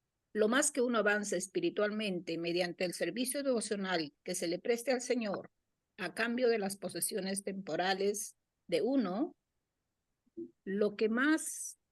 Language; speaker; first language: Spanish; native; Spanish